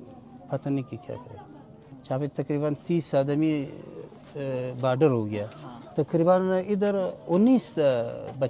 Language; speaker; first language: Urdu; non-native, local second language; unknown